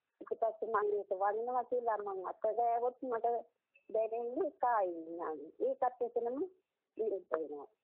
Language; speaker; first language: Sinhala; native; Sinhala